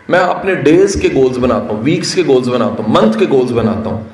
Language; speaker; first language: Urdu; native; Urdu